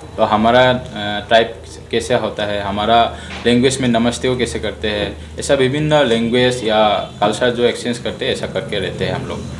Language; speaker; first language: Hindi; non-native, local second language; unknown